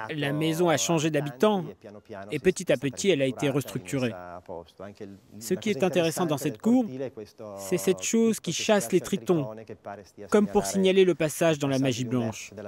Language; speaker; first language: French; non-native, fluent; Italian